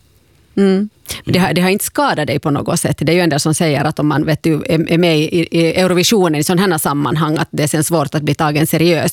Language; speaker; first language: Swedish; native; Swedish